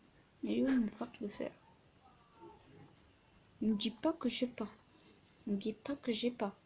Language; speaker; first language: French; non-native, learner; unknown